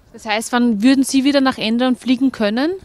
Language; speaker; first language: German; native; German